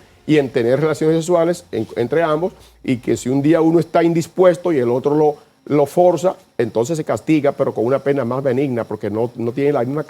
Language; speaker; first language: Spanish; native; Spanish